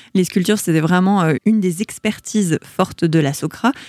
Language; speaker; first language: French; native; French